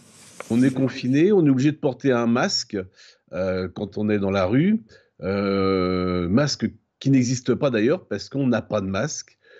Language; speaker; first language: French; native; French